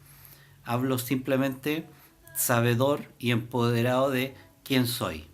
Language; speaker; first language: Spanish; native; Spanish